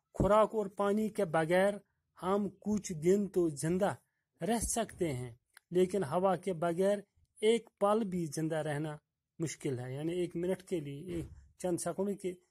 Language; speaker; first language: Urdu; non-native, local second language; Kashmiri